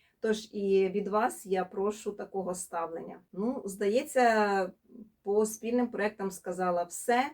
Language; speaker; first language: Ukrainian; non-native, local second language; Russian